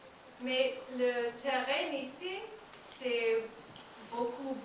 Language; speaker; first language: French; non-native, learner; English